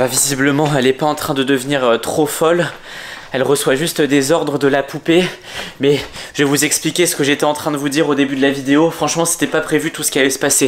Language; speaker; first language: French; native; French